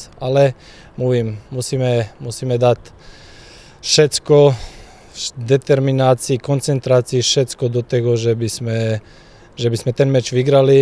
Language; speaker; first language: Polish; non-native, fluent; Slovak